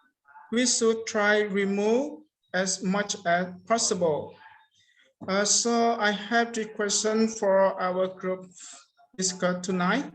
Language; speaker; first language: English; non-native, learner; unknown